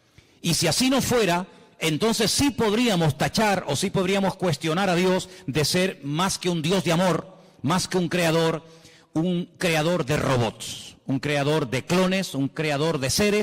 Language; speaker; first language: Spanish; native; Spanish